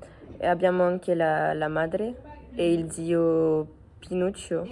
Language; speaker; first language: Italian; non-native, learner; French